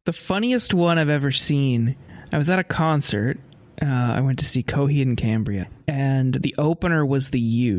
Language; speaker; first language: English; native; English